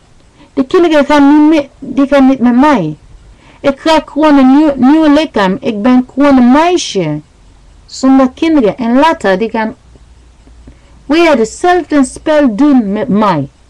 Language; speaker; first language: Dutch; non-native, learner; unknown